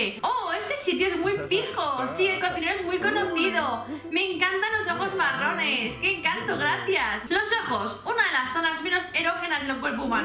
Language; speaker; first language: Spanish; native; Spanish